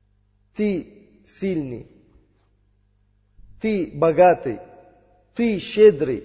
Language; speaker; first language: Russian; non-native, learner; Uzbek